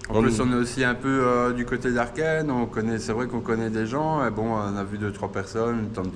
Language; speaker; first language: French; native; French